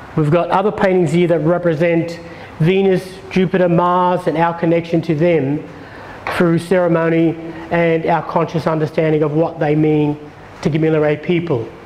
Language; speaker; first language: English; native; English